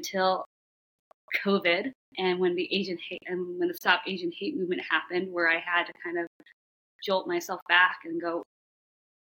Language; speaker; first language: English; native; English